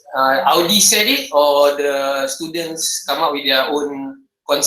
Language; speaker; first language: English; non-native, local second language; Malay